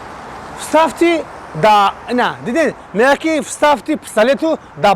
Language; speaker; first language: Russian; non-native, fluent; Tajik